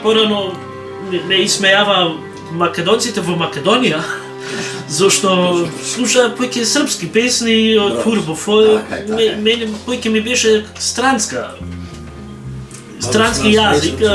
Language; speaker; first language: Macedonian; early bilingual, heritage; Macedonian